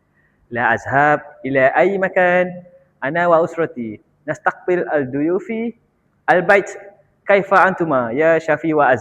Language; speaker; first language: Arabic; non-native, learner; Malay